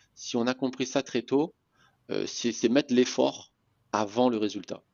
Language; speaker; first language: French; native; French